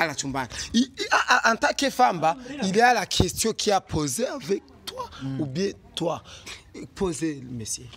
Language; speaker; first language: French; non-native, local second language; Rundi